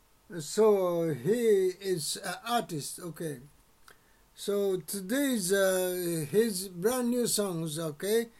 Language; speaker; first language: English; non-native, learner; Japanese